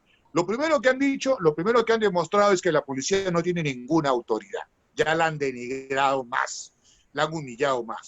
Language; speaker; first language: Spanish; native; Spanish